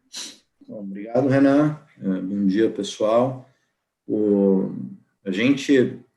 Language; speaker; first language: Portuguese; native; Portuguese